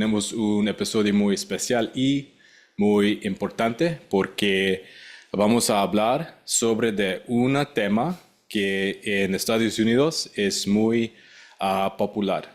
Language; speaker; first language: Spanish; non-native, learner; English